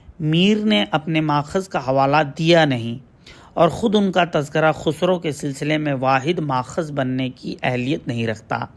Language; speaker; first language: Urdu; native; Urdu